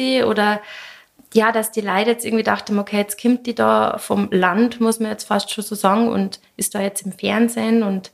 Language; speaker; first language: German; native; German